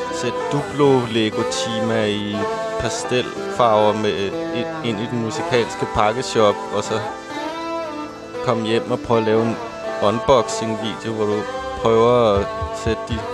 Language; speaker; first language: Danish; native; Danish